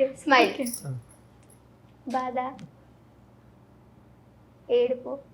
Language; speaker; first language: Telugu; native; Telugu